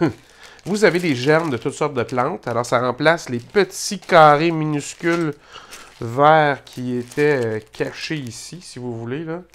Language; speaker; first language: French; native; French